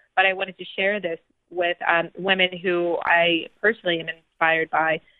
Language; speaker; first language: English; native; English